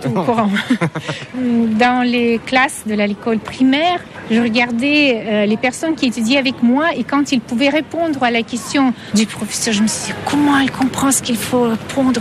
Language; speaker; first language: French; non-native, fluent; Russian